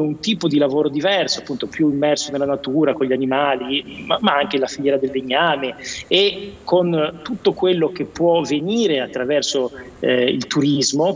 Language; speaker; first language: Italian; native; Italian